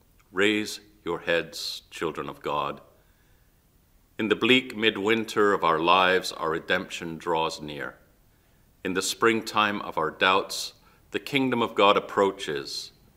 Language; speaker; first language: English; native; English